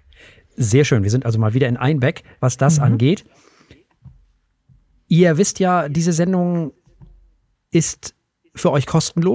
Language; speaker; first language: German; native; German